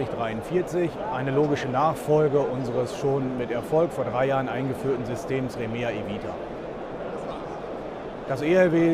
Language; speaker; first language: German; native; German